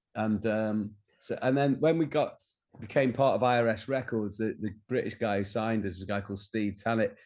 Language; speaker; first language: English; native; English